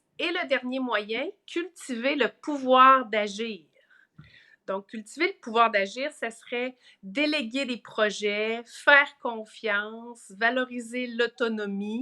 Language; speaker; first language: French; native; French